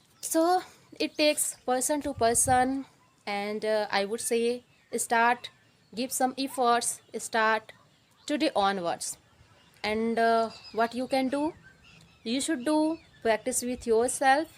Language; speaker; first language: English; non-native, learner; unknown